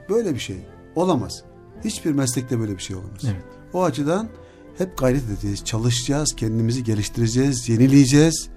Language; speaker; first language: Turkish; native; Turkish